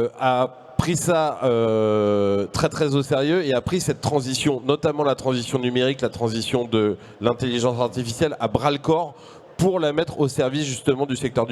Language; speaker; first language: French; native; French